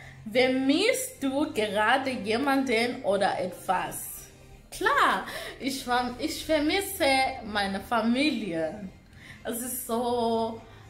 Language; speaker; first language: German; non-native, learner; Shona